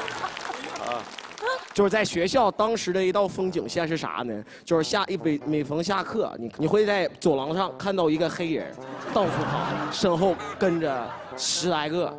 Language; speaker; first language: Chinese; early bilingual, other home language; English